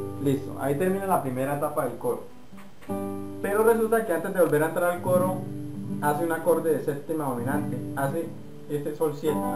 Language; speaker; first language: Spanish; native; Spanish